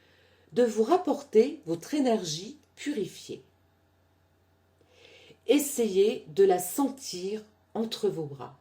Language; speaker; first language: French; native; French